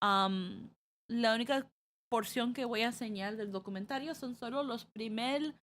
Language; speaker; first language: Spanish; early bilingual, heritage; Spanish